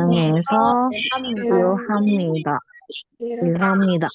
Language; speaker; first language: Korean; non-native, learner; Indonesian